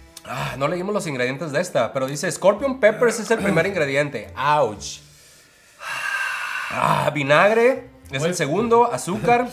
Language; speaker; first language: Spanish; native; Spanish